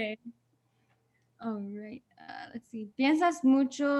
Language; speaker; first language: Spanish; non-native, learner; English